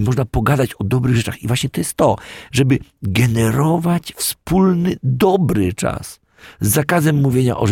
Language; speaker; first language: Polish; native; Polish